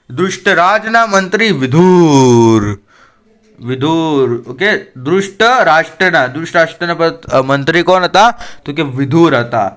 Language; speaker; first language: Gujarati; native; Gujarati